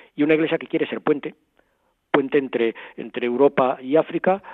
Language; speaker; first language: Spanish; native; Spanish